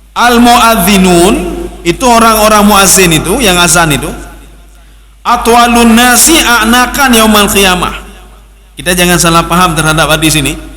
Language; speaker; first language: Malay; non-native, local second language; Achinese